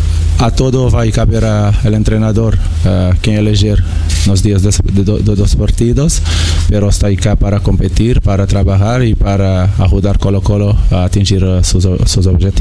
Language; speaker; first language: Spanish; non-native, fluent; Portuguese